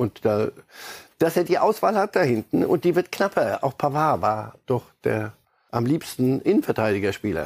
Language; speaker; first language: German; native; German